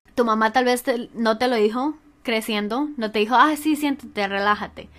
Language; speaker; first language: Spanish; early bilingual, other home language; English